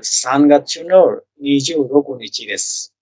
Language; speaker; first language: Japanese; non-native, learner; Bangla